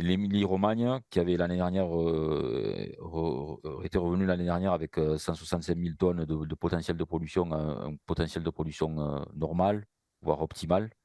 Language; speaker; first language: French; native; French